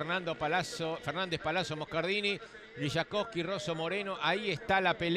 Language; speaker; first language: Spanish; native; Spanish